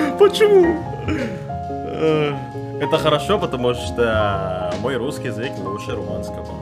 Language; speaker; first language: Russian; non-native, learner; Indonesian